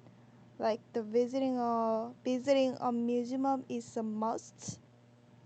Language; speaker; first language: English; non-native, learner; Korean